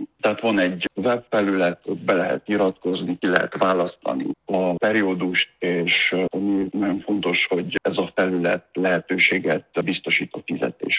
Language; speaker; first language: Hungarian; native; Hungarian